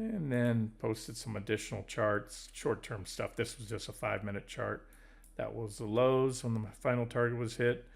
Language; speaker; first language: English; native; English